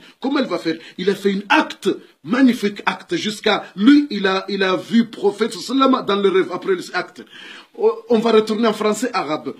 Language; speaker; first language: French; non-native, learner; Comorian